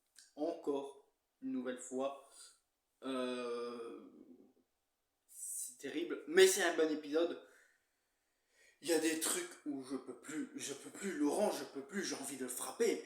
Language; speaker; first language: French; native; French